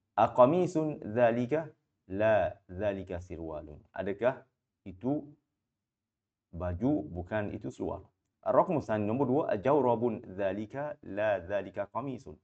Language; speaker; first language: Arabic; non-native, fluent; Malay